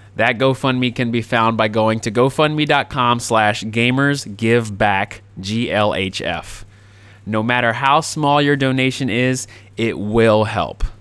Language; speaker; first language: English; native; English